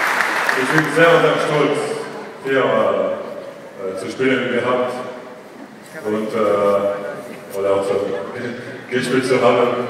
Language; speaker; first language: German; non-native, learner; French